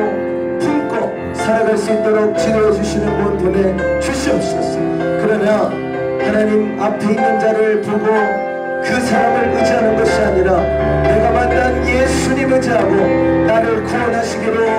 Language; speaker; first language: Korean; native; Korean